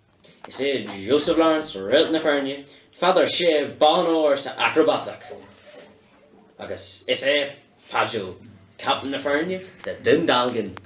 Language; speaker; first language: Irish; non-native, local second language; English